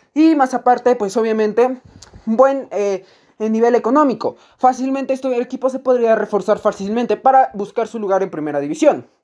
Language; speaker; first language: Spanish; native; Spanish